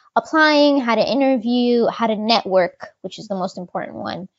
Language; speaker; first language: English; non-native, fluent; Arabic